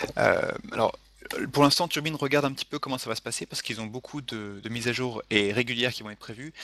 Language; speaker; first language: French; native; French